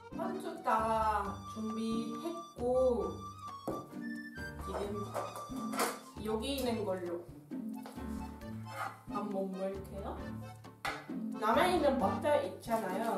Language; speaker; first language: Korean; non-native, learner; Dutch